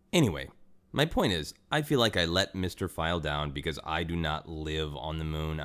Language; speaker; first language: English; native; English